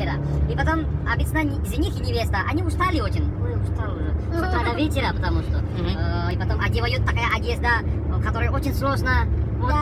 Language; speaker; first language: Russian; non-native, learner; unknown